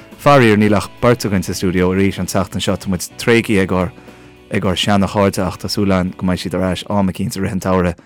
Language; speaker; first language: Irish; native; Irish